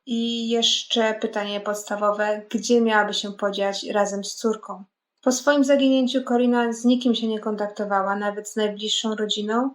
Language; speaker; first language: Polish; native; Polish